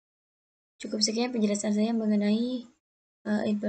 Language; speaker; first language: Indonesian; native; Indonesian